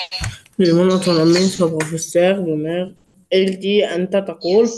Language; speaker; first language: French; non-native, learner; Arabic